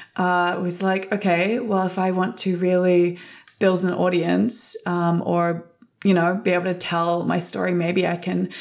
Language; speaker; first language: English; native; English